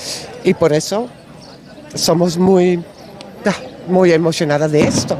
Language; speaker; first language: Spanish; non-native, learner; Dutch